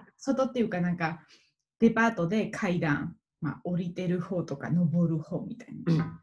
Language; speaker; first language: Japanese; non-native, fluent; Georgian